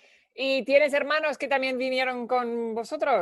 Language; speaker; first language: Spanish; early bilingual, heritage; Spanish